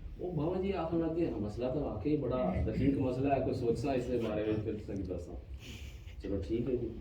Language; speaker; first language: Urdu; non-native, local second language; Punjabi